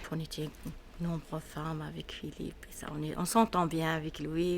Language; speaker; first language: French; non-native, learner; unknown